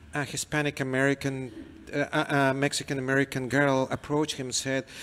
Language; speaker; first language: English; non-native, fluent; Spanish